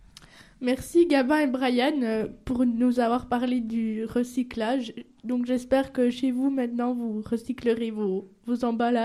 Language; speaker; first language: French; native; French